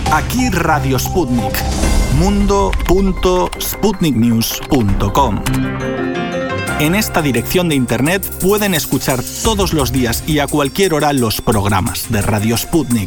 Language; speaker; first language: Spanish; native; Spanish